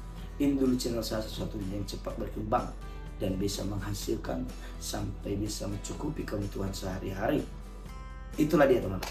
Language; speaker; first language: Indonesian; native; Indonesian